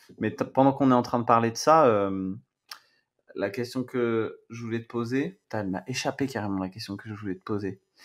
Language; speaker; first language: French; native; French